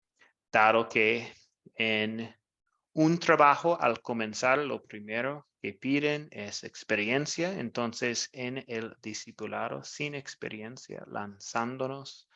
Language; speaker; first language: Spanish; non-native, fluent; English